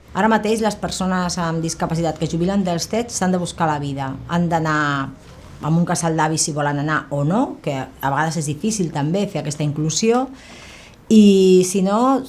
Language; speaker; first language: Catalan; native; Catalan